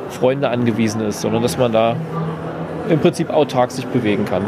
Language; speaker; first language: German; native; German